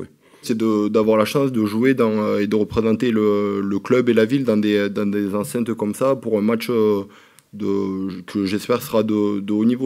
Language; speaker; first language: French; native; French